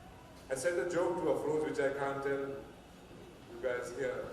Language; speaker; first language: English; non-native, local second language; Hindi